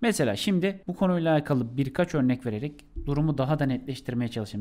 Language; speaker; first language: Turkish; native; Turkish